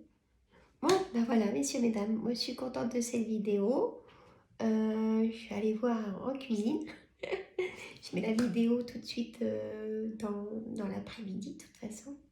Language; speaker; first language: French; native; French